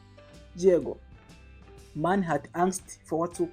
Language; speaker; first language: German; non-native, fluent; Kinyarwanda